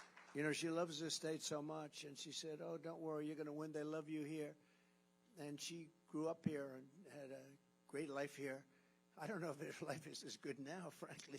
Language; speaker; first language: English; native; English